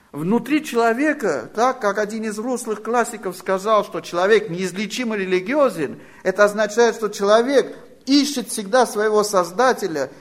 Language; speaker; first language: Russian; non-native, fluent; Armenian